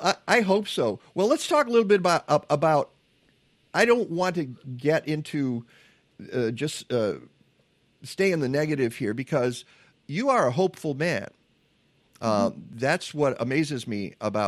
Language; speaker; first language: English; native; English